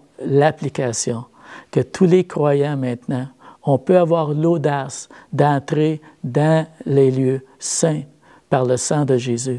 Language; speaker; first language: French; native; French